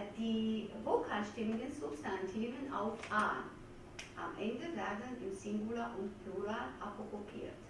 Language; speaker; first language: German; non-native, fluent; Georgian